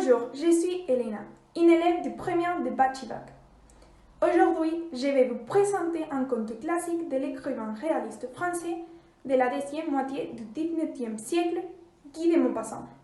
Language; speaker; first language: French; non-native, learner; Spanish